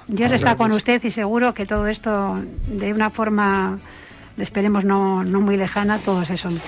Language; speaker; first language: Spanish; native; Spanish